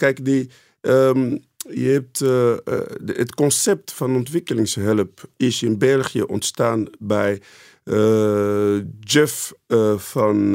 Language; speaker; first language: Dutch; non-native, fluent; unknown